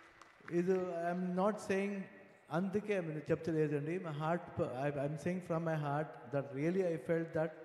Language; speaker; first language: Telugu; non-native, learner; Kannada